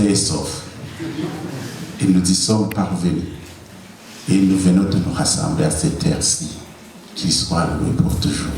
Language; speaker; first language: French; non-native, local second language; Rundi